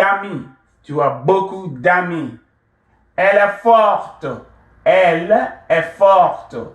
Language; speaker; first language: French; non-native, fluent; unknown